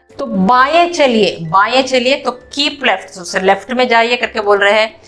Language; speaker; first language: Hindi; non-native, local second language; Kannada